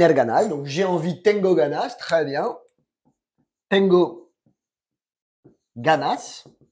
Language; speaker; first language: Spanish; non-native, fluent; French